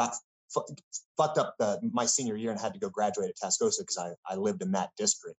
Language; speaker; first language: English; native; English